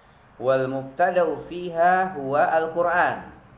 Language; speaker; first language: Arabic; non-native, fluent; Indonesian